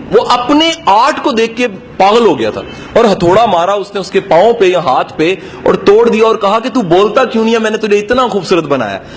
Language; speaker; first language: Urdu; non-native, local second language; Punjabi